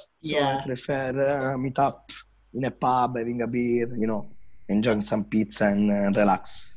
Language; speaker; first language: English; non-native, fluent; Italian